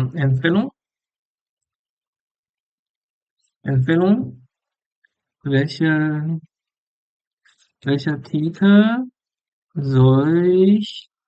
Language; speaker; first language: German; non-native, learner; English